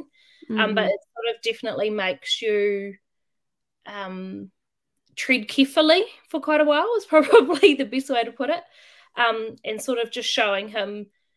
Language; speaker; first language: English; native; English